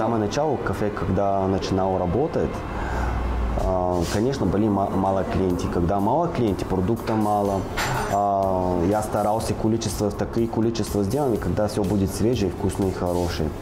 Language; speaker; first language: Russian; non-native, learner; Bulgarian